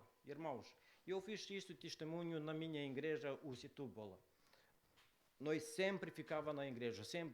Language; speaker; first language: Portuguese; non-native, learner; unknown